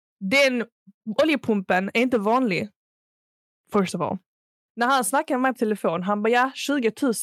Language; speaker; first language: Swedish; early bilingual, other home language; Arabic